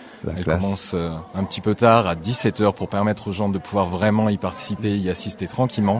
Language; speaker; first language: French; native; French